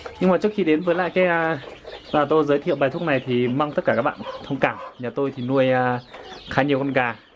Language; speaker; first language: Vietnamese; non-native, local second language; Iu Mien